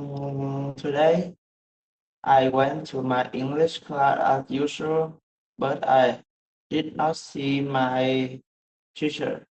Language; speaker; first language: English; non-native, learner; Vietnamese